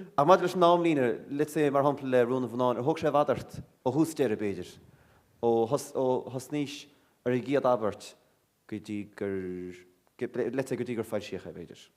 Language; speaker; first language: Irish; native; Irish